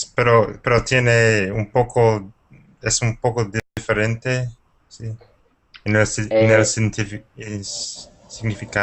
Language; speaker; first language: Spanish; non-native, fluent; English